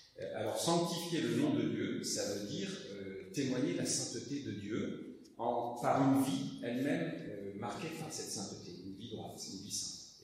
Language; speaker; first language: French; native; French